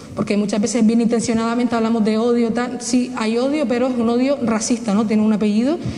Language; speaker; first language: Spanish; native; Spanish